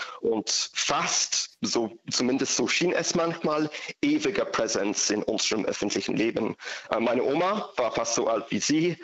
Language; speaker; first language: German; non-native, fluent; English